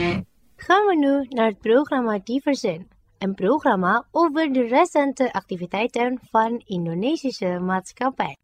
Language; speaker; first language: Dutch; non-native, fluent; Indonesian